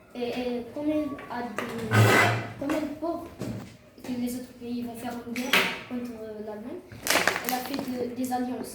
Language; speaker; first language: French; non-native, learner; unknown